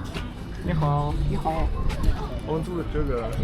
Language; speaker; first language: Chinese; non-native, learner; German